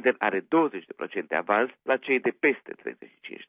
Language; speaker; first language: Romanian; native; Romanian